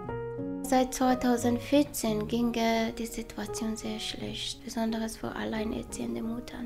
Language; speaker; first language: German; non-native, learner; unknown